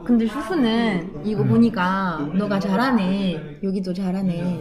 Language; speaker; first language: Korean; non-native, fluent; French